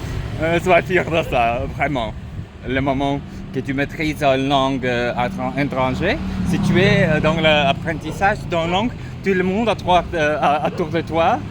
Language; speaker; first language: French; non-native, learner; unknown